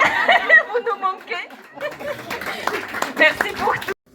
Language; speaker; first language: French; non-native, learner; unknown